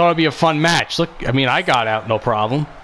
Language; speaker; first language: English; native; English